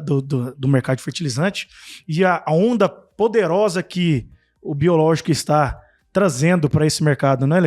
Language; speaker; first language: Portuguese; native; Portuguese